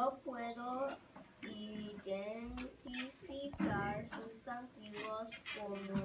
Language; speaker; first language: Spanish; non-native, learner; English